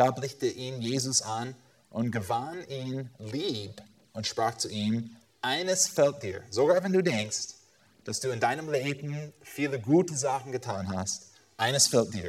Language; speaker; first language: German; non-native, fluent; English